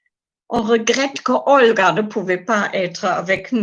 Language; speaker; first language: French; non-native, fluent; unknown